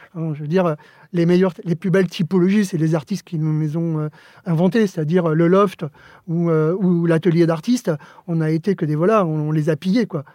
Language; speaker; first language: French; early bilingual, other home language; Spanish